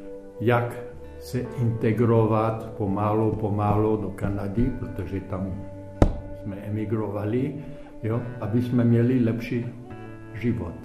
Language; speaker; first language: Czech; early bilingual, heritage; Czech